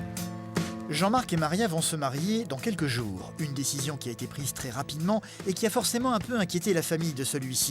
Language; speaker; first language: French; native; French